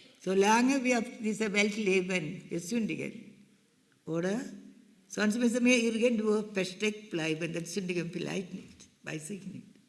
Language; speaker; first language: German; non-native, fluent; Malayalam